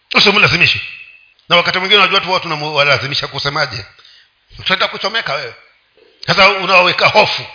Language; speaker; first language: Swahili; non-native, local second language; Giryama